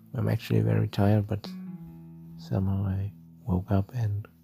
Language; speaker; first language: English; non-native, fluent; German